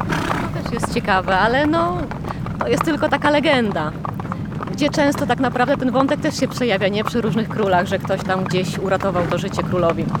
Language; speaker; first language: Polish; native; Polish